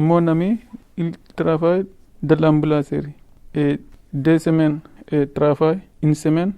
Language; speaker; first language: French; non-native, learner; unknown